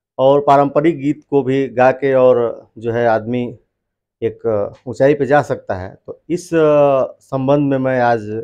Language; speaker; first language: Hindi; non-native, local second language; Bhojpuri